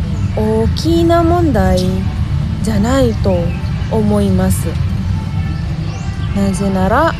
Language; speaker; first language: Japanese; non-native, learner; Indonesian